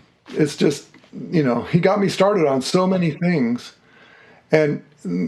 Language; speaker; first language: English; native; English